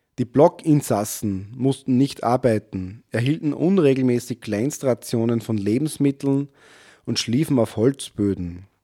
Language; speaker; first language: German; native; German